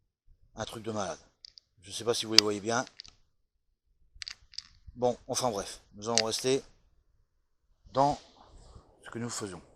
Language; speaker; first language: French; native; French